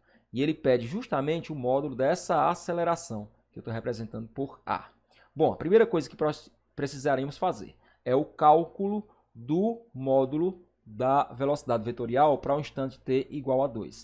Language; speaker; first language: Portuguese; native; Portuguese